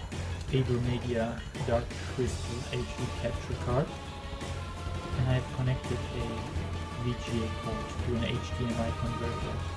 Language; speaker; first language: English; non-native, fluent; German